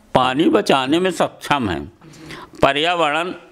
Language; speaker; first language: Hindi; native; Hindi